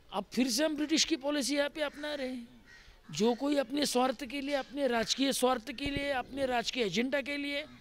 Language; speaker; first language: Hindi; non-native, local second language; Marathi